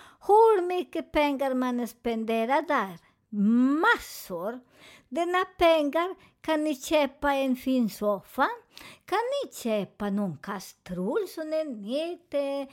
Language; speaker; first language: Swedish; non-native, learner; Spanish